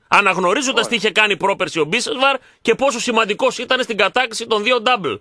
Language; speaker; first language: Greek; native; Greek